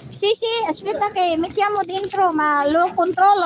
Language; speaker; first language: Italian; non-native, learner; Filipino